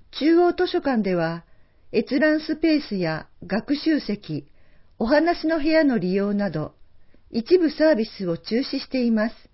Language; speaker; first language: Japanese; native; Japanese